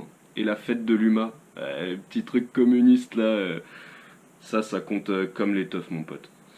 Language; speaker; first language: French; native; French